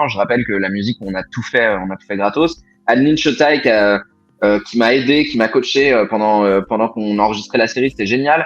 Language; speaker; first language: French; native; French